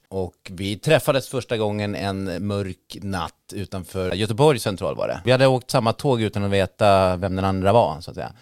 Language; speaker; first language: Swedish; native; Swedish